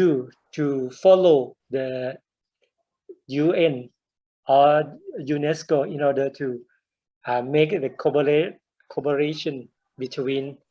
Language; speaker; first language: English; non-native, learner; Thai